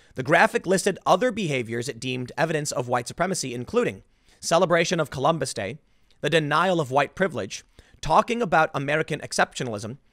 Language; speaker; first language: English; native; English